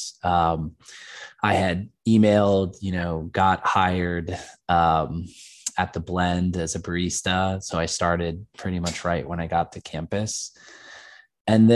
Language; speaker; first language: English; native; English